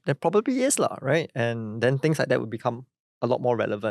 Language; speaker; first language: English; native; English